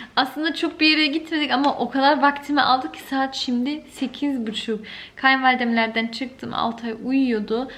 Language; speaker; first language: Turkish; early bilingual, heritage; Turkish